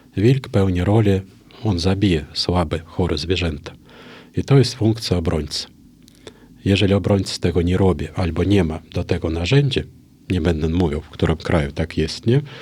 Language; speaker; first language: Polish; non-native, fluent; Russian